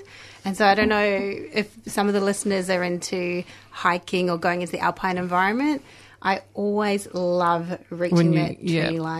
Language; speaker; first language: English; native; English